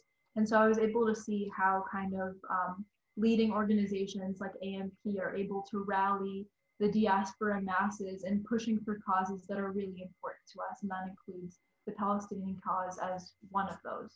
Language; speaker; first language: English; native; English